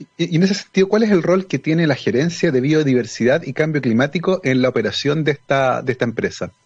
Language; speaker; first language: Spanish; native; Spanish